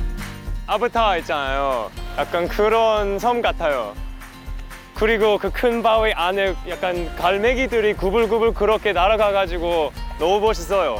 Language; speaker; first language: Korean; non-native, fluent; English